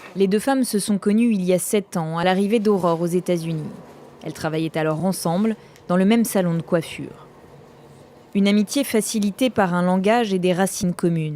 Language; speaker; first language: French; native; French